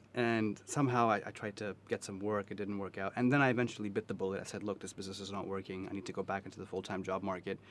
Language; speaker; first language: English; native; English